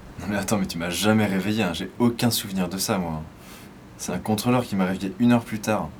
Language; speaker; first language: French; native; French